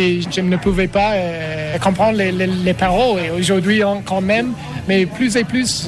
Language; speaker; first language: French; non-native, learner; English